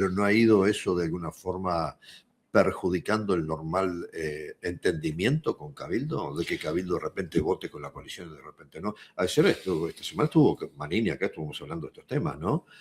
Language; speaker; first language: Spanish; native; Spanish